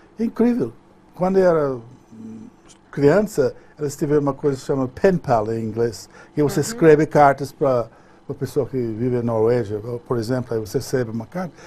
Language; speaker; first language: Portuguese; non-native, fluent; English